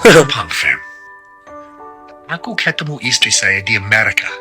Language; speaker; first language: Indonesian; non-native, learner; English